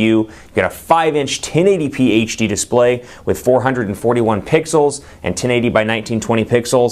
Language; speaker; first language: English; native; English